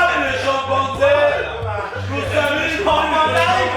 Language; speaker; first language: Persian; native; Persian